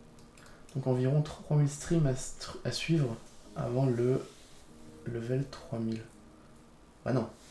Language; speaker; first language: French; native; French